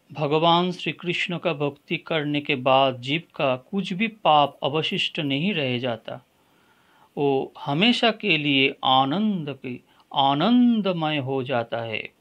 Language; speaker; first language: Hindi; non-native, local second language; Bangla